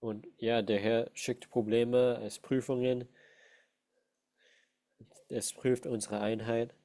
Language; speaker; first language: German; non-native, fluent; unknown